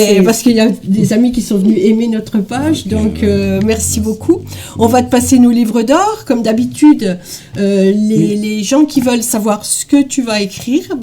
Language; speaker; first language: French; native; French